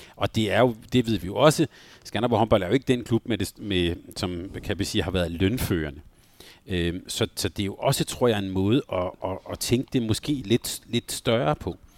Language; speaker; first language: Danish; native; Danish